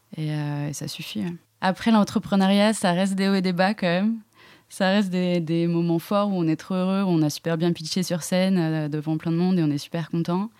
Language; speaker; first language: French; native; French